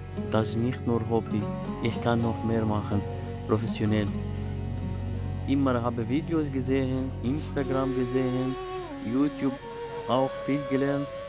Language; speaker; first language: German; non-native, learner; Arabic